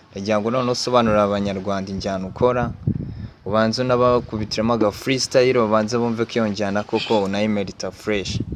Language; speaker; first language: Kinyarwanda; native; Kinyarwanda